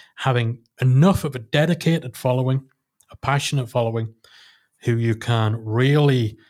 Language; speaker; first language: English; native; English